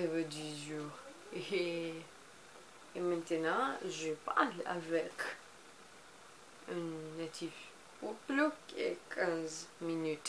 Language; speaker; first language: French; non-native, learner; Portuguese